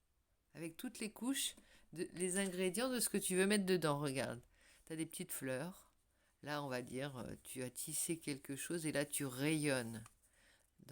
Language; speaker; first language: French; native; French